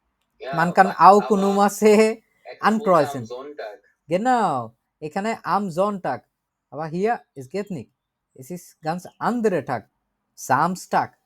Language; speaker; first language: German; non-native, learner; Bangla